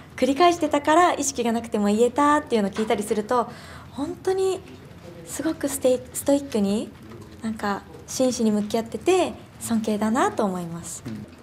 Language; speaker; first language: Japanese; native; Japanese